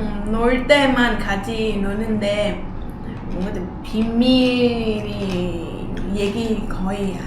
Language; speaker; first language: Korean; non-native, local second language; Vietnamese